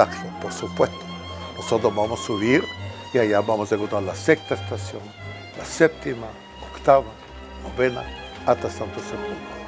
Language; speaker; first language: Spanish; non-native, fluent; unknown